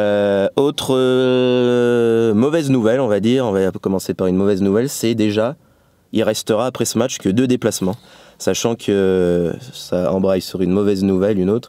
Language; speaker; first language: French; native; French